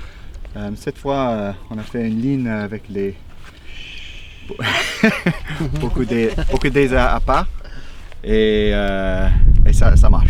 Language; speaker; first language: French; non-native, learner; English